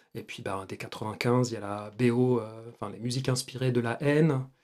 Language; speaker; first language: French; native; French